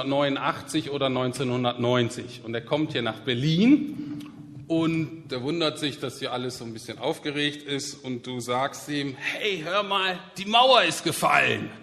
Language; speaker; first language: German; native; German